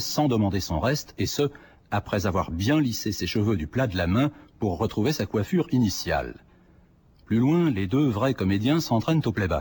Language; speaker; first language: French; native; French